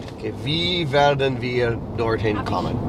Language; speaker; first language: German; early bilingual, heritage; English